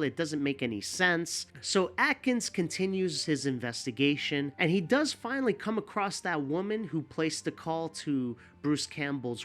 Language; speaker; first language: English; native; English